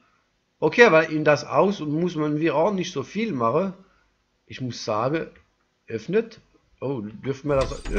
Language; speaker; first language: German; non-native, learner; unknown